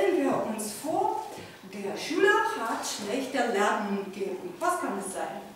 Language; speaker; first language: German; non-native, fluent; Ukrainian